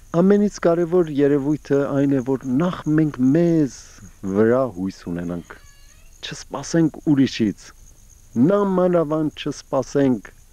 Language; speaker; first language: Armenian; early bilingual, heritage; Armenian